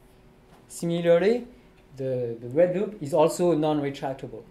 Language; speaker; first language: English; non-native, fluent; French